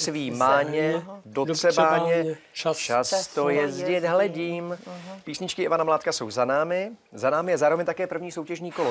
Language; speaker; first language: Czech; native; Czech